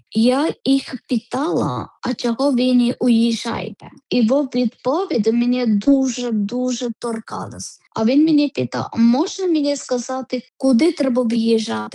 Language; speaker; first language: Ukrainian; non-native, learner; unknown